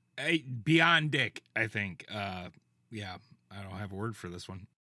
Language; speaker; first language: English; native; English